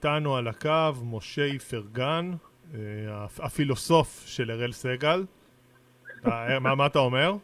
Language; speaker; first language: Hebrew; native; Hebrew